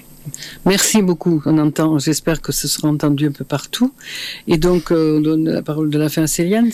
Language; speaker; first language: French; native; French